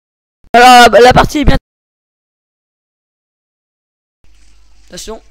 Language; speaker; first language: French; native; French